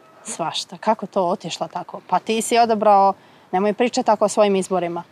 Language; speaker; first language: Serbian; native; Serbian